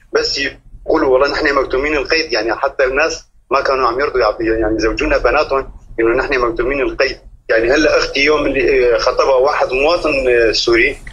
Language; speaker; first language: Arabic; native; Arabic